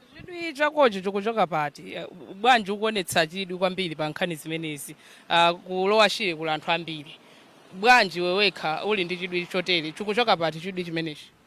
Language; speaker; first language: Nyanja; native; Nyanja